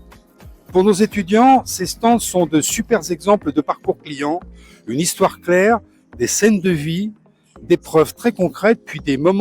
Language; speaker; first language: French; native; French